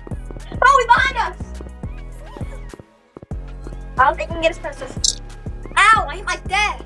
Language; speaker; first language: English; native; English